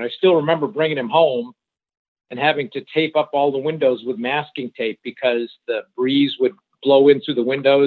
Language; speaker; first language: English; early bilingual, other home language; French